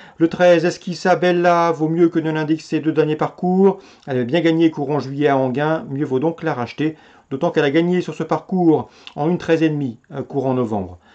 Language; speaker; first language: French; native; French